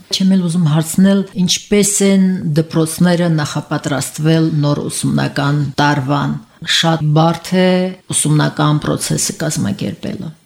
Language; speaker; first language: Armenian; native; Armenian